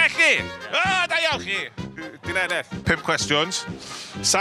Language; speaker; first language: Welsh; non-native, learner; English